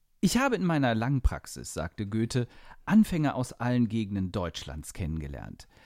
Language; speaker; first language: German; native; German